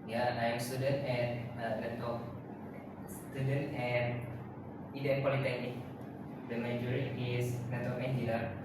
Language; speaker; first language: English; non-native, learner; Indonesian